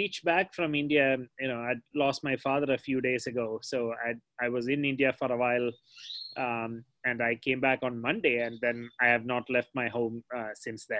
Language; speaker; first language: English; non-native, local second language; Malayalam